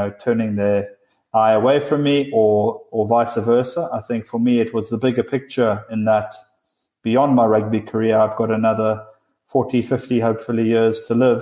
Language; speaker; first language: English; native; English